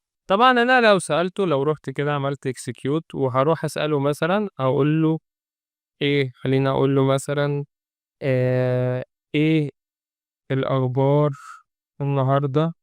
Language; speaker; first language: Arabic; native; Arabic